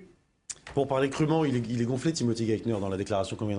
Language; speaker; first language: French; native; French